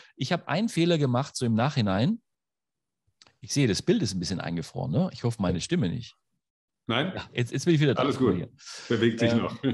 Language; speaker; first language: German; native; German